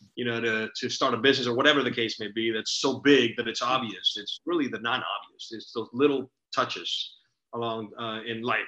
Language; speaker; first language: English; early bilingual, other home language; Spanish